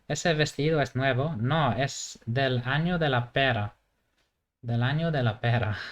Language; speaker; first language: Spanish; non-native, fluent; English